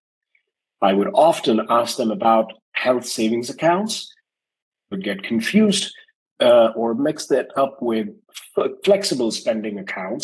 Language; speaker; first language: English; non-native, local second language; Hindi